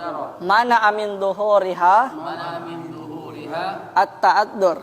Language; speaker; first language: Arabic; non-native, fluent; Indonesian